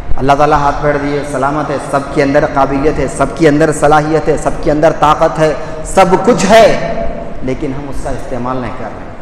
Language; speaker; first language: Urdu; native; Urdu